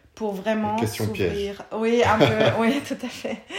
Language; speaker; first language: French; non-native, fluent; German